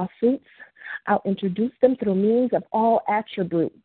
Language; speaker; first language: English; native; English